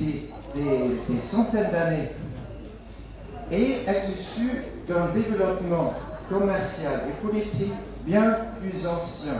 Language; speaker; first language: French; non-native, fluent; German